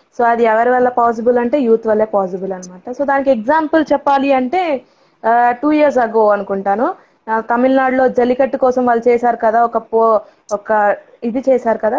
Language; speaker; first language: Telugu; non-native, local second language; Tamil